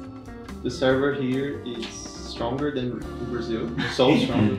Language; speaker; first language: English; non-native, learner; Portuguese